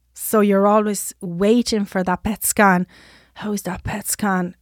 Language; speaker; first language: English; non-native, fluent; Italian